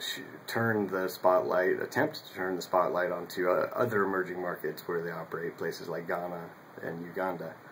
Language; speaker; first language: English; native; English